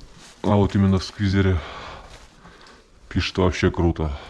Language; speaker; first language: Russian; native; Russian